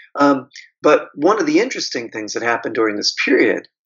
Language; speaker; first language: English; native; English